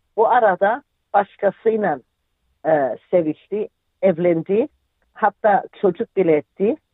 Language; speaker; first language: Turkish; early bilingual, heritage; Turkish